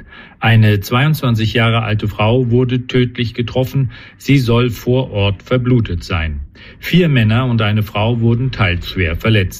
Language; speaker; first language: German; native; German